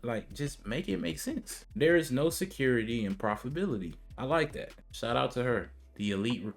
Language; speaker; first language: English; native; English